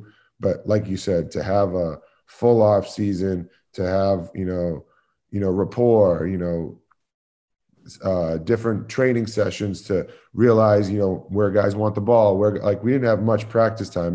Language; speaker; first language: English; native; English